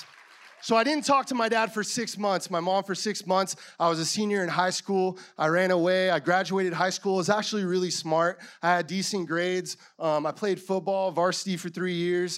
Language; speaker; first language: English; native; English